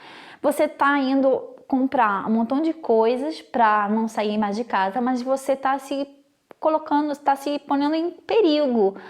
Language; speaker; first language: Portuguese; non-native, fluent; Italian